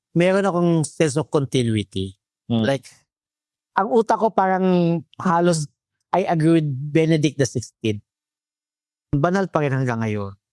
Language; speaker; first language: Filipino; native; Filipino